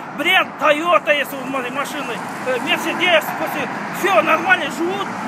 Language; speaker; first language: Russian; non-native, local second language; Kazakh